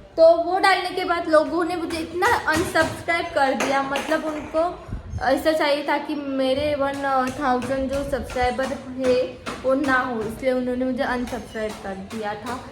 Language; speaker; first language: Hindi; non-native, local second language; Marathi